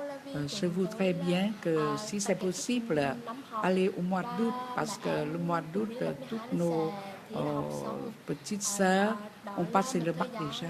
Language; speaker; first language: French; non-native, fluent; Vietnamese